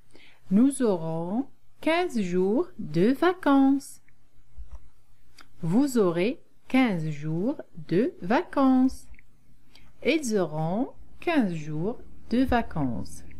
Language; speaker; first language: French; non-native, local second language; Arabic